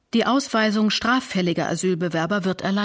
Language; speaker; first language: German; native; German